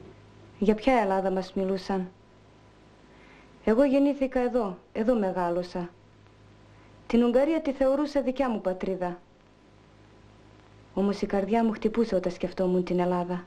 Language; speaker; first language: Greek; early bilingual, heritage; Greek